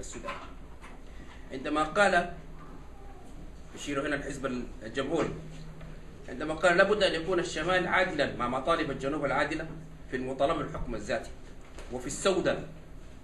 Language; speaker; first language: Arabic; non-native, local second language; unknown